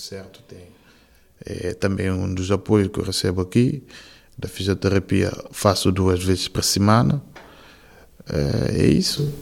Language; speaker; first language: Portuguese; non-native, local second language; Kabuverdianu